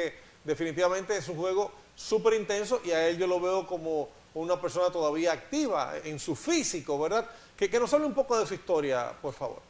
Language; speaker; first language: Spanish; native; Spanish